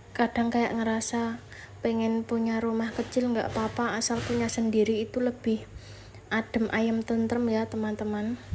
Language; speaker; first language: Indonesian; non-native, local second language; Javanese